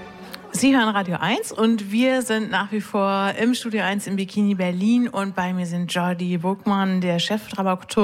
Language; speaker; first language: German; native; German